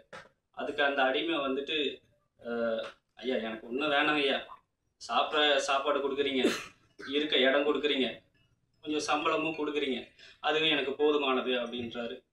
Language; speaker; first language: Tamil; native; Tamil